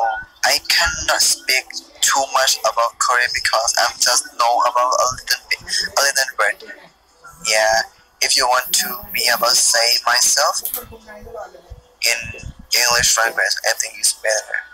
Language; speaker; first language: English; non-native, learner; Thai